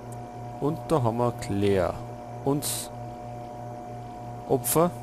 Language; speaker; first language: German; native; German